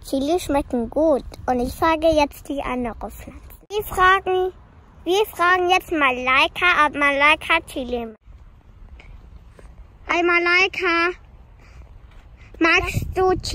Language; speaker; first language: German; early bilingual, other home language; Indonesian